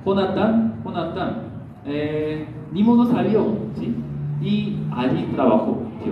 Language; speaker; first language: Spanish; non-native, learner; Korean